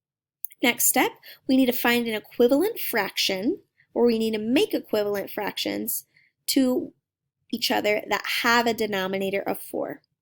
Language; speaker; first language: English; native; English